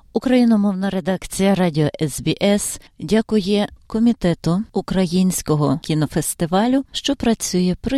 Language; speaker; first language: Ukrainian; native; Ukrainian